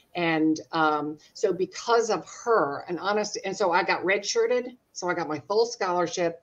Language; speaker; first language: English; native; English